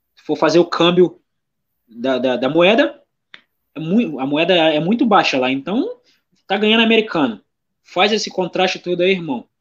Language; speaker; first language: Portuguese; native; Portuguese